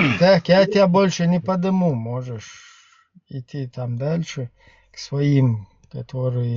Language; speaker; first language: Russian; native; Russian